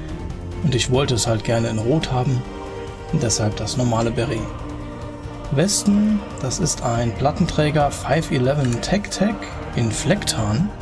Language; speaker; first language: German; native; German